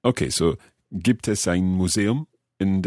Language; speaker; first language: German; non-native, learner; English